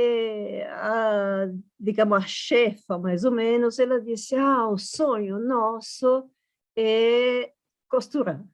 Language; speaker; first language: Portuguese; non-native, fluent; Italian